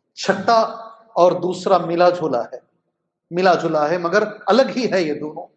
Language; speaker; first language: Urdu; native; Urdu